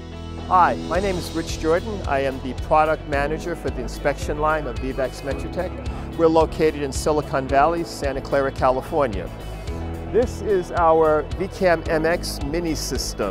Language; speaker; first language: English; native; English